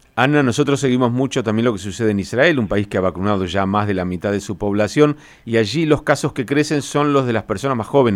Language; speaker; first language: Spanish; native; Spanish